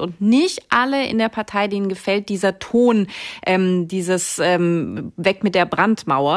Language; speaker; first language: German; native; German